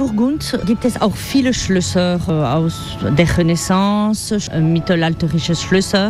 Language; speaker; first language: German; non-native, fluent; French